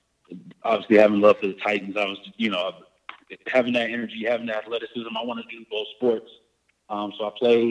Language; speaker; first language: English; native; English